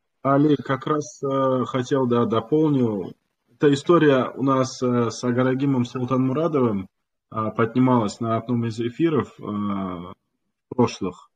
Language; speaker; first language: Russian; non-native, local second language; Kumyk